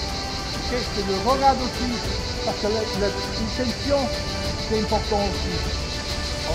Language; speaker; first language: French; non-native, fluent; English